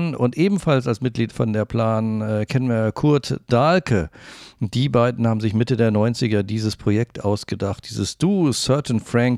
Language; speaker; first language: German; native; German